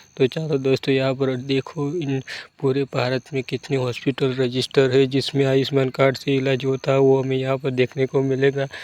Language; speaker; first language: Hindi; non-native, local second language; Gujarati